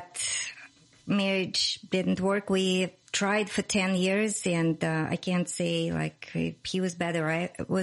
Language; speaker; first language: English; non-native, fluent; Russian